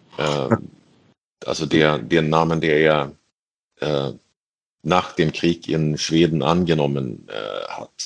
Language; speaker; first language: German; non-native, fluent; Swedish